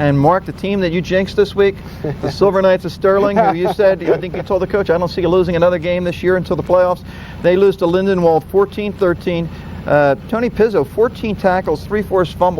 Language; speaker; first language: English; native; English